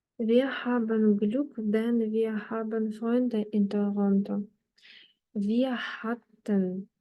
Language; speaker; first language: German; non-native, fluent; Ukrainian